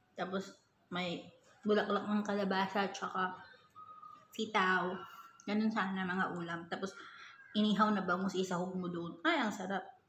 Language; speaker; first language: Filipino; native; Filipino